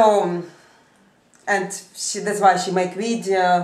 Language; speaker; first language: English; non-native, learner; Russian